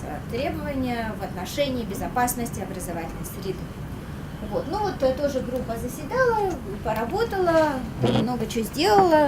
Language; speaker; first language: Russian; native; Russian